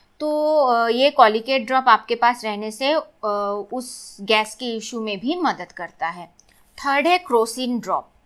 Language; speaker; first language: Hindi; non-native, local second language; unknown